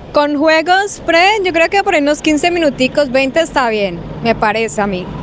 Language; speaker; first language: Spanish; native; Spanish